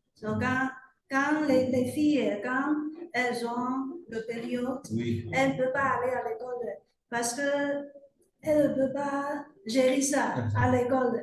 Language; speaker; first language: French; non-native, fluent; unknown